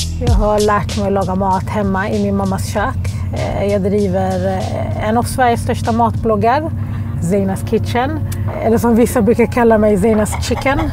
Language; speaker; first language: Swedish; early bilingual, other home language; Arabic